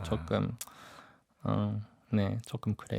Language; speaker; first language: Korean; non-native, fluent; English